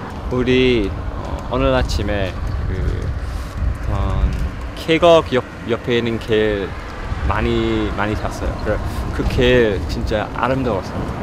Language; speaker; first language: Korean; non-native, learner; English